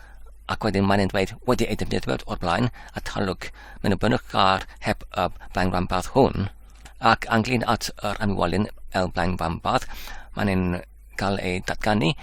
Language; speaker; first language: Welsh; non-native, learner; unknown